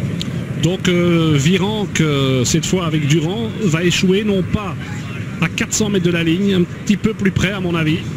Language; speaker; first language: French; native; French